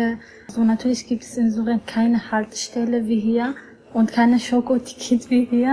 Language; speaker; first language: German; non-native, learner; Arabic